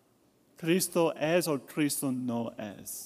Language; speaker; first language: Spanish; non-native, learner; English